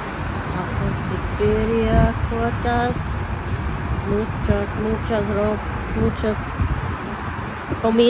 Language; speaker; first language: Spanish; non-native, learner; English